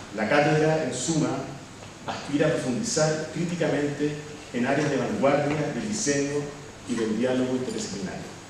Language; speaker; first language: Spanish; native; Spanish